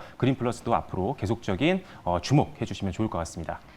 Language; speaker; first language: Korean; native; Korean